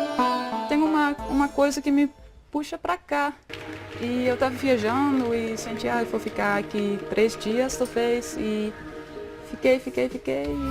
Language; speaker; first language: Portuguese; non-native, fluent; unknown